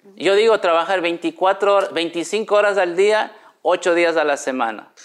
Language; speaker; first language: Spanish; native; Spanish